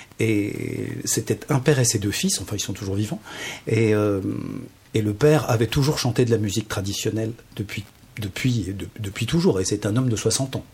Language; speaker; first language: French; native; French